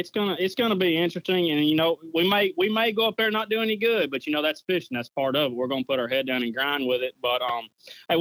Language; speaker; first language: English; native; English